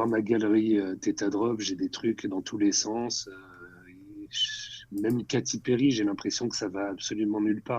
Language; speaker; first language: French; native; French